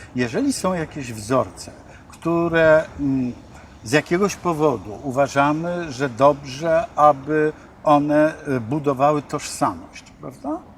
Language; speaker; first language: Polish; native; Polish